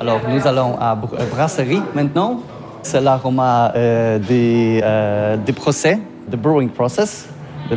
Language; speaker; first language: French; non-native, learner; Polish